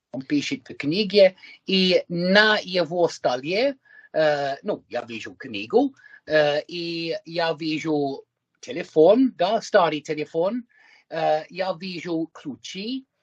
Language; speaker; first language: Russian; non-native, learner; English